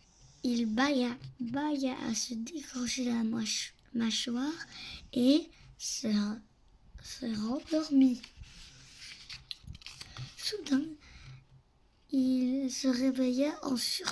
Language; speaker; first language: French; native; French